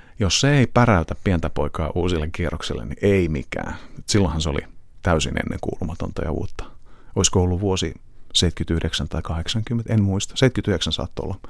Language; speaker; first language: Finnish; native; Finnish